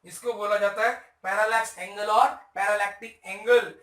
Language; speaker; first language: Hindi; non-native, local second language; Marathi